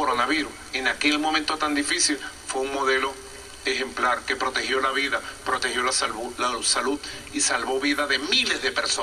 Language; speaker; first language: Spanish; native; Spanish